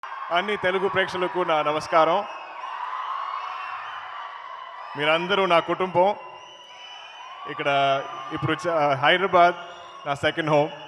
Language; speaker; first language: Telugu; non-native, learner; Malayalam